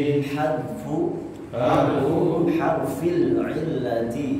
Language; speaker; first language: Arabic; non-native, fluent; Indonesian